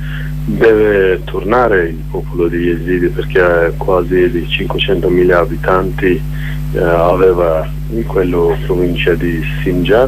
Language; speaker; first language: Italian; non-native, learner; Kurdish